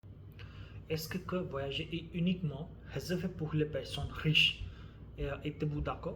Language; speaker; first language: French; non-native, learner; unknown